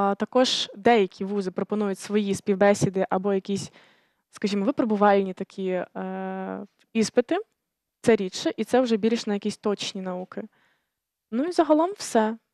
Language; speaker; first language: Ukrainian; native; Ukrainian